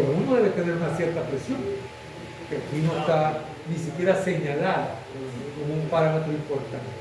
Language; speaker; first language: Spanish; native; Spanish